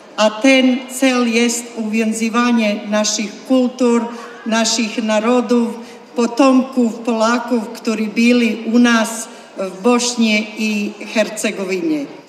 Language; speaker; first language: Polish; early bilingual, heritage; Polish